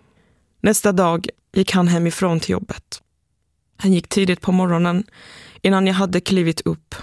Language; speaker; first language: Swedish; early bilingual, other home language; Persian